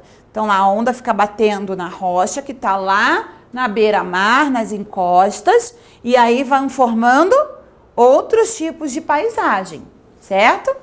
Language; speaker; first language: Portuguese; native; Portuguese